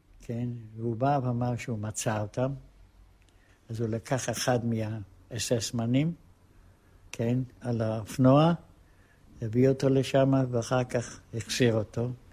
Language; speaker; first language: Hebrew; non-native, fluent; Polish